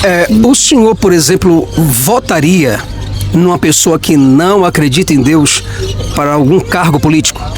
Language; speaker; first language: Portuguese; native; Portuguese